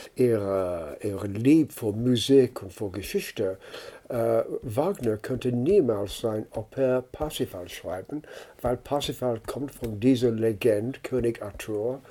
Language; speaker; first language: German; non-native, fluent; English